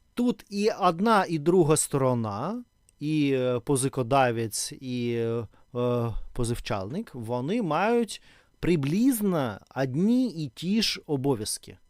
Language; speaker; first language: Ukrainian; non-native, learner; Russian